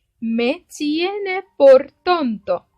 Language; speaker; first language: Spanish; non-native, fluent; Turkish